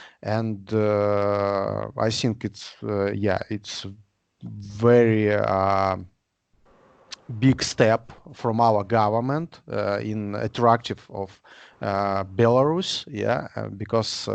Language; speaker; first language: English; non-native, learner; Russian